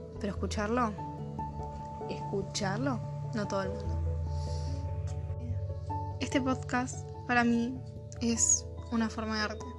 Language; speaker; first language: Spanish; native; Spanish